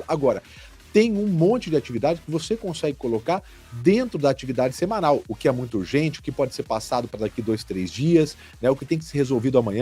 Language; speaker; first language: Portuguese; native; Portuguese